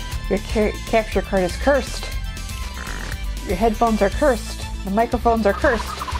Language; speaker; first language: English; native; English